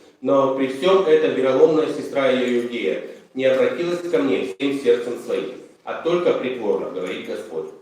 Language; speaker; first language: Russian; native; Russian